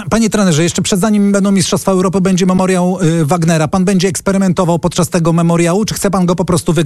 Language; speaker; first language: Polish; native; Polish